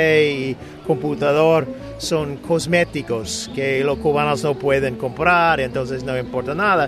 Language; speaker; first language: Spanish; non-native, fluent; English